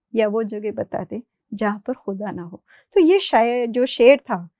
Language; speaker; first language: Hindi; native; Hindi